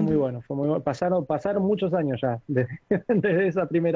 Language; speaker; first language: Spanish; native; Spanish